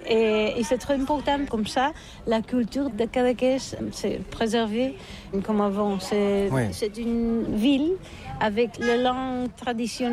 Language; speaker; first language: French; non-native, learner; Catalan